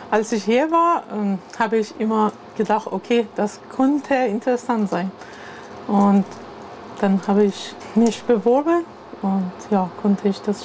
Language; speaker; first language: German; non-native, learner; Persian